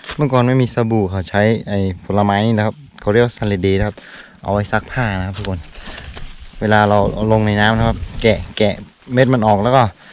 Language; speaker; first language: Thai; non-native, local second language; Karen languages